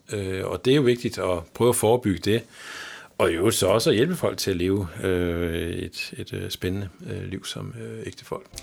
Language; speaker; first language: Danish; native; Danish